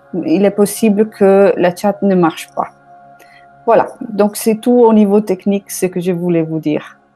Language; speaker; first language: French; non-native, fluent; Italian